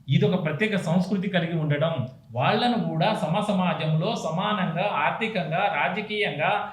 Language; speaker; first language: Telugu; non-native, local second language; Lambadi